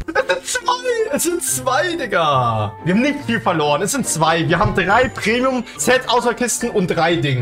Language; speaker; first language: German; native; German